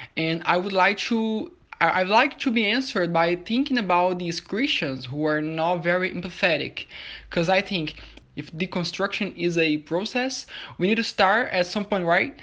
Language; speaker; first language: English; non-native, fluent; Portuguese